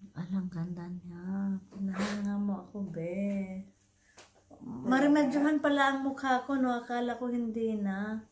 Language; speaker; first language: Filipino; non-native, local second language; Cebuano